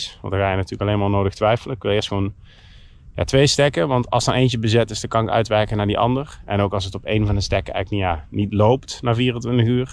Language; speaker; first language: Dutch; native; Dutch